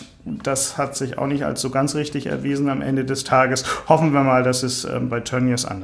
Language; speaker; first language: German; native; German